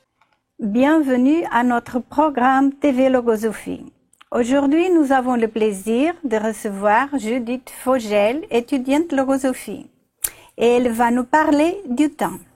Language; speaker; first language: French; non-native, fluent; Portuguese